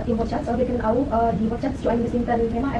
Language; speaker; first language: German; non-native, learner; Indonesian